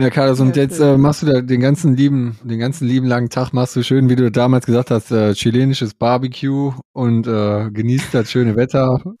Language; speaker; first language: German; native; German